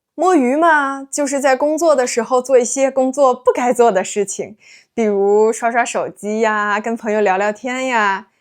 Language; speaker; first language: Chinese; native; Chinese